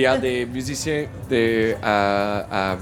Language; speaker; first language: French; non-native, learner; English